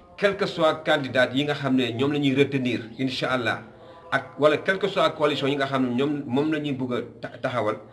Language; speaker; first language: Wolof; native; Wolof